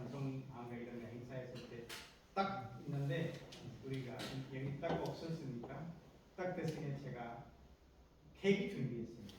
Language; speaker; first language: Korean; non-native, fluent; Hindi